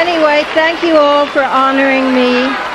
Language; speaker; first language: English; native; English